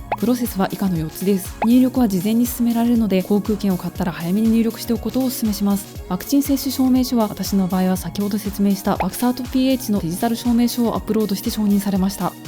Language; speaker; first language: Japanese; native; Japanese